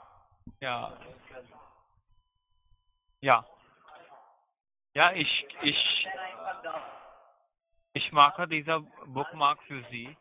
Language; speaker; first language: German; non-native, learner; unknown